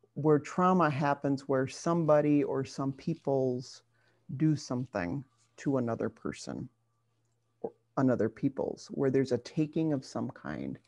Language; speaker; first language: English; native; English